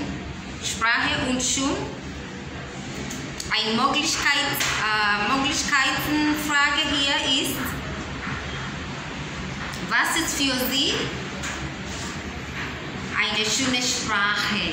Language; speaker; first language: German; non-native, learner; English